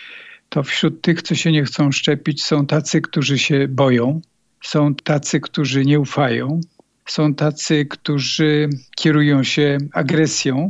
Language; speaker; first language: Polish; native; Polish